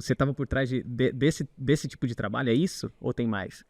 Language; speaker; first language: Portuguese; native; Portuguese